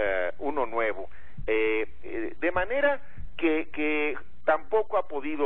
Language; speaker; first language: Spanish; native; Spanish